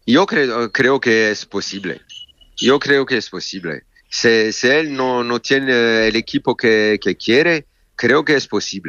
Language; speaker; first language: Spanish; non-native, learner; French